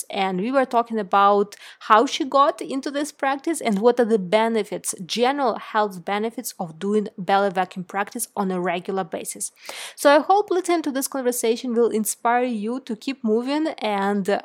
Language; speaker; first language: English; non-native, fluent; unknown